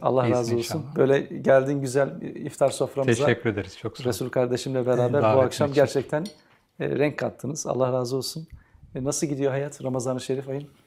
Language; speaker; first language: Turkish; native; Turkish